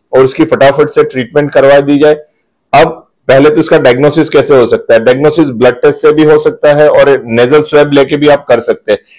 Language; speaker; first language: Hindi; non-native, local second language; Gujarati